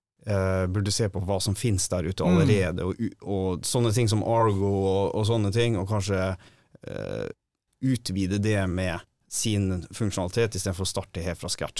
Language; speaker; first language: Norwegian; native; Norwegian